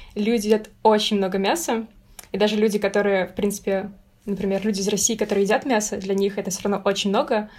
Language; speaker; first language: Russian; native; Russian